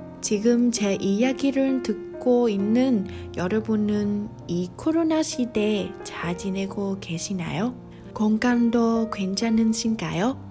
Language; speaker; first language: Korean; non-native, learner; Vietnamese